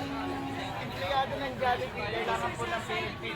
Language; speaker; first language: Filipino; native; Filipino